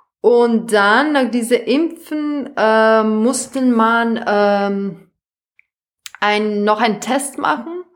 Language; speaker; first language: German; non-native, fluent; Serbian